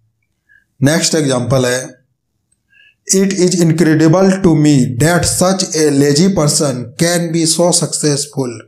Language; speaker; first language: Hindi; native; Hindi